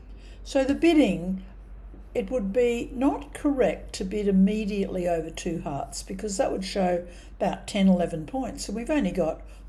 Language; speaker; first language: English; native; English